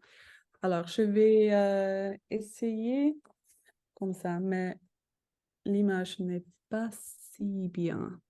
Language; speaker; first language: French; non-native, fluent; German